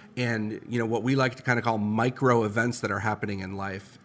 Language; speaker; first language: English; native; English